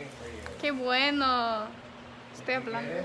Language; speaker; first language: Spanish; non-native, learner; English